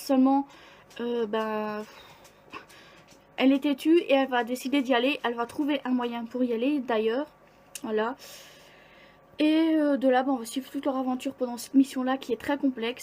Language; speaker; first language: French; native; French